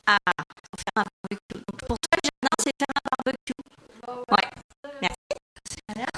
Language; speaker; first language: French; native; French